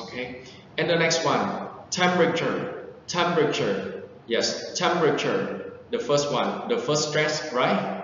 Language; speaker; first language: English; non-native, fluent; Vietnamese